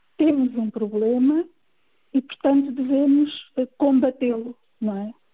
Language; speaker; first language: Portuguese; native; Portuguese